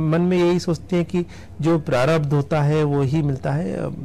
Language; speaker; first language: Hindi; native; Hindi